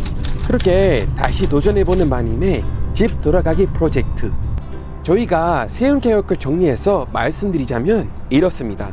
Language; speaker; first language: Korean; non-native, fluent; English